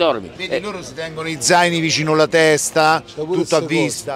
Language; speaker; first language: Italian; native; Italian